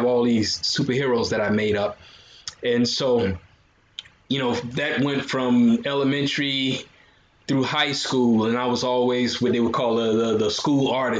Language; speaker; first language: English; native; English